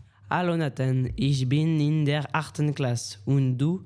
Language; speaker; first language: German; non-native, learner; French